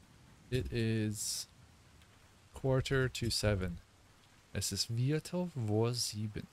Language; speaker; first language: German; non-native, learner; English